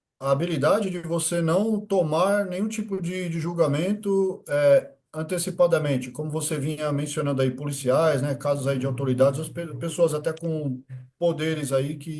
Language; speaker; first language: Portuguese; native; Portuguese